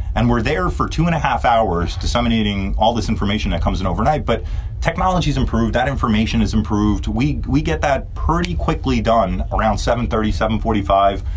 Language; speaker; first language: English; early bilingual, other home language; Turkish